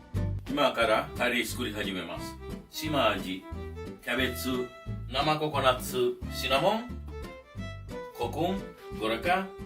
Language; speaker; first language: Japanese; non-native, fluent; Sinhala